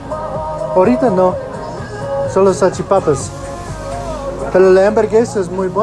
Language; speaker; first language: Spanish; non-native, learner; English